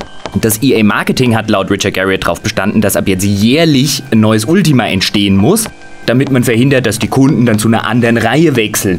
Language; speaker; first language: German; native; German